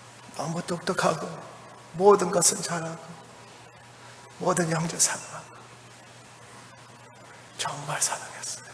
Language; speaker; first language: Korean; early bilingual, heritage; Korean